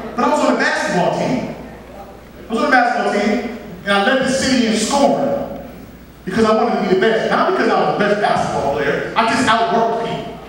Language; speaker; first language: English; native; English